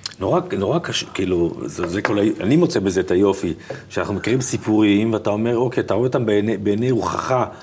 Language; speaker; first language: Hebrew; native; Hebrew